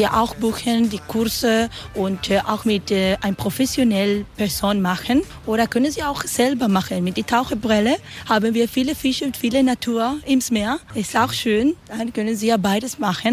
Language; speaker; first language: German; non-native, learner; Spanish